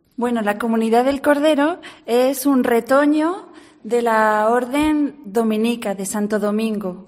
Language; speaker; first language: Spanish; native; Spanish